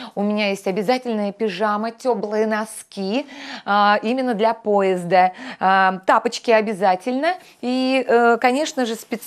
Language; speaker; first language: Russian; native; Russian